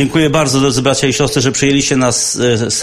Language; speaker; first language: Polish; native; Polish